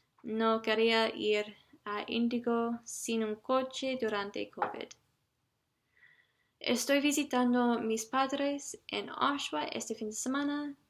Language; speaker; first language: Spanish; non-native, learner; English